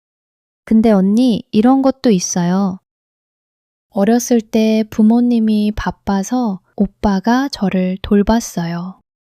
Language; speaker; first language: Korean; early bilingual, heritage; English